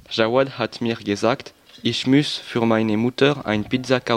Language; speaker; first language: German; non-native, learner; French